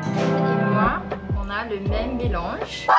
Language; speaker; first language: French; early bilingual, heritage; Cantonese